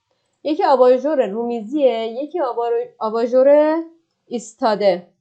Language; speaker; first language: Persian; native; Persian